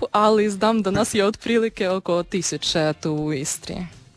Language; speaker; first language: Croatian; non-native, fluent; Ukrainian